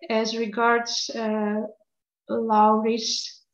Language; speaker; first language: English; non-native, fluent; Lithuanian